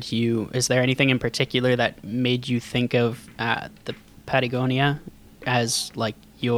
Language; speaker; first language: English; native; English